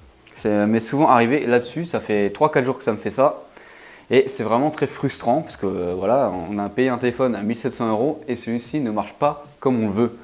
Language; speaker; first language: French; native; French